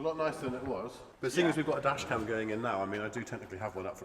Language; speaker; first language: English; native; English